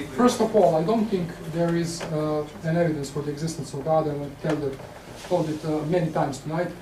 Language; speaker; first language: English; non-native, fluent; Serbian